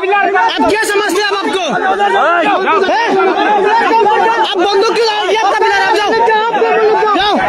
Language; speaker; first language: Hindi; non-native, learner; Bangla